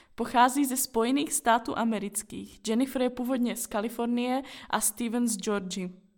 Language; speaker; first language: Czech; non-native, fluent; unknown